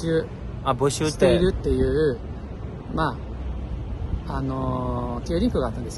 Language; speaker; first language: Japanese; non-native, fluent; Portuguese